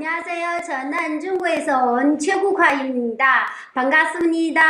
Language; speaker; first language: Korean; non-native, learner; Chinese